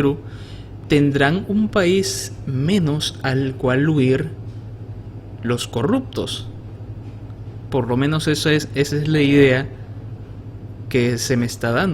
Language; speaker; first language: Spanish; native; Spanish